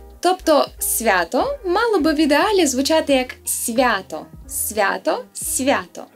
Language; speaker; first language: Ukrainian; native; Ukrainian